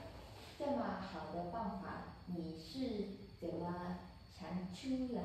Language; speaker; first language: Chinese; non-native, learner; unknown